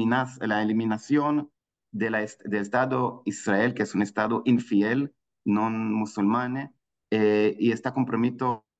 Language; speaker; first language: Spanish; non-native, fluent; Hebrew